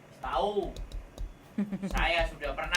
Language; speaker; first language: Indonesian; non-native, local second language; Javanese